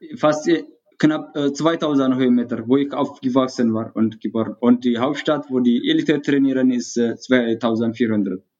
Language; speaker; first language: German; non-native, learner; Tigrinya